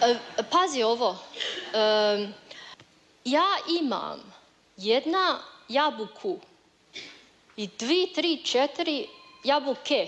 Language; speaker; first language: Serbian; non-native, learner; Chinese